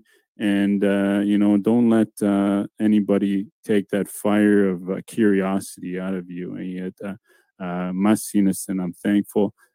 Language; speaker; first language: English; non-native, fluent; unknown